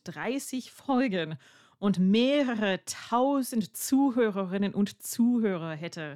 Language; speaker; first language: German; non-native, fluent; English